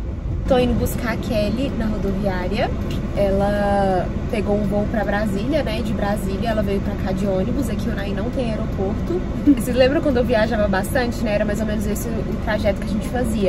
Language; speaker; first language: Portuguese; native; Portuguese